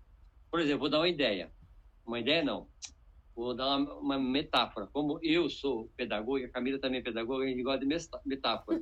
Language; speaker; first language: Portuguese; native; Portuguese